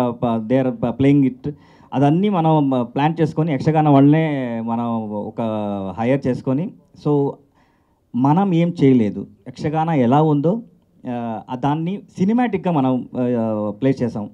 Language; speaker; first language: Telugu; non-native, learner; Kannada